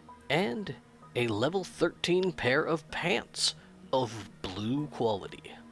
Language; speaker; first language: English; native; English